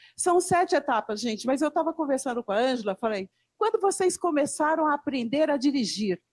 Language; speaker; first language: Portuguese; native; Portuguese